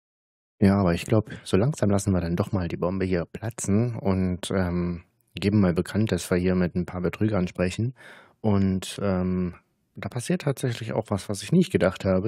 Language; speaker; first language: German; native; German